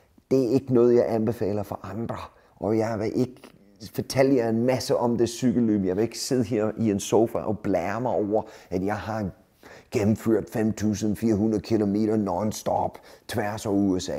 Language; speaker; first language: Danish; non-native, fluent; English